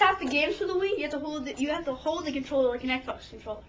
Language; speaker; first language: English; native; English